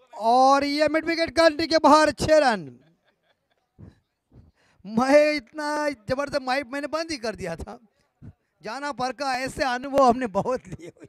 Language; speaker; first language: Hindi; non-native, local second language; Marathi